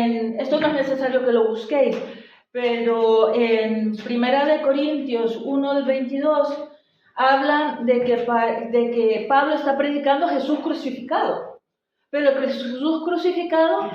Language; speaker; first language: Spanish; native; Spanish